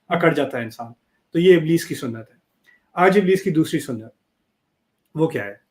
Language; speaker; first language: Urdu; early bilingual, heritage; Urdu